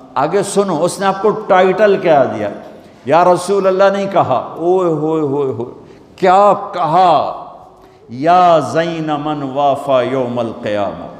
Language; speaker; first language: Urdu; non-native, local second language; Punjabi